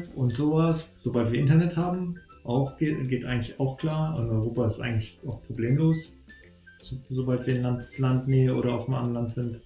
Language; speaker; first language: German; native; German